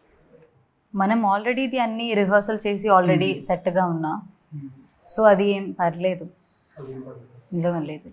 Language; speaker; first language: Telugu; non-native, learner; Malayalam